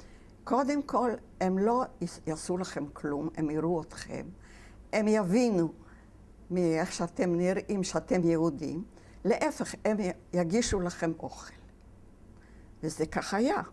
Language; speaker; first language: Hebrew; non-native, fluent; Yiddish